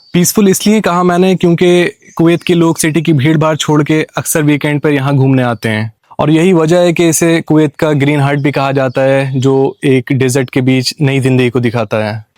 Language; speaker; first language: Hindi; native; Hindi